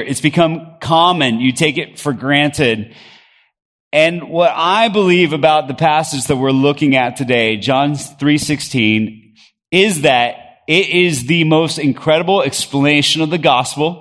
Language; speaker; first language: English; early bilingual, other home language; Spanish